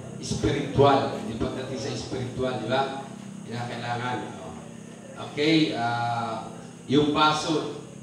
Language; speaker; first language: Filipino; native; Filipino